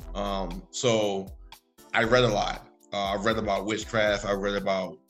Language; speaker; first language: English; native; English